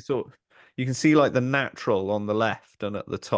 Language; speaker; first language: English; native; English